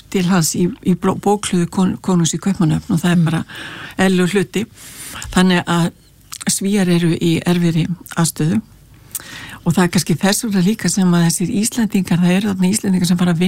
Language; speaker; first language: Icelandic; native; Icelandic